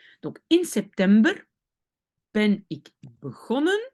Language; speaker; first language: Dutch; non-native, fluent; French